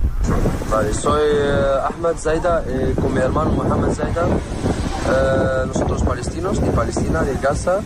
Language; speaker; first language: Spanish; non-native, learner; Arabic